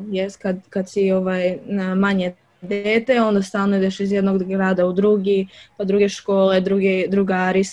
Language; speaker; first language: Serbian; early bilingual, other home language; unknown